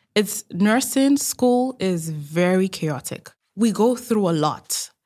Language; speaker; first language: English; non-native, local second language; Igbo